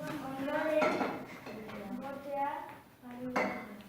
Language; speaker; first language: Basque; non-native, local second language; Spanish